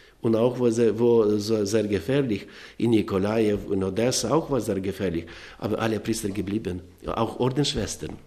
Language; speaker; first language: German; non-native, learner; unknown